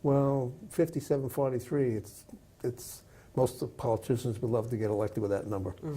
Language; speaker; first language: English; native; English